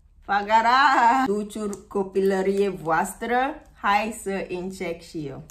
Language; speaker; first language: Romanian; non-native, learner; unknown